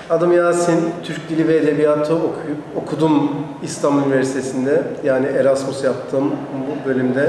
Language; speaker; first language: Turkish; early bilingual, heritage; Turkish